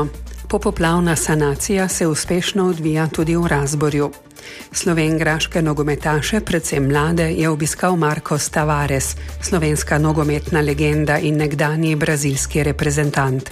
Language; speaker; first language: Slovenian; native; Slovenian